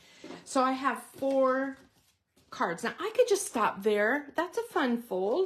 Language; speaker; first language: English; native; English